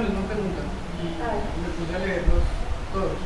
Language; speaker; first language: Spanish; native; Spanish